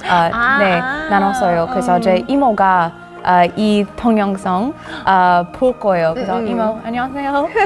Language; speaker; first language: Korean; non-native, learner; English